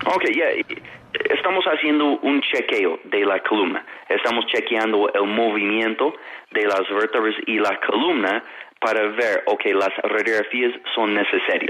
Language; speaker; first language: Spanish; non-native, fluent; English